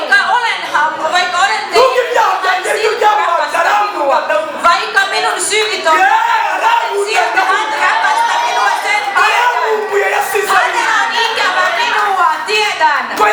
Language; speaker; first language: Finnish; non-native, learner; Kinyarwanda